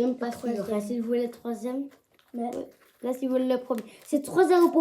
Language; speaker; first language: French; native; French